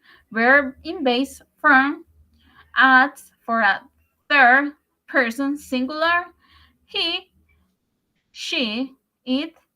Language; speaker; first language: English; non-native, learner; Spanish